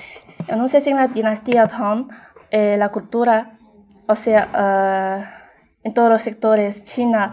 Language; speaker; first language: Spanish; non-native, fluent; Chinese